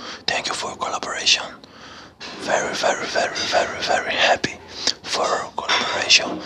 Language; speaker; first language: English; non-native, learner; Portuguese